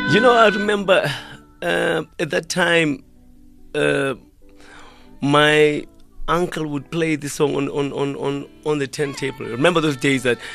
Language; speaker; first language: English; non-native, local second language; Xhosa